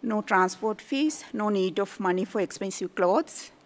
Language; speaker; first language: English; non-native, local second language; Sinhala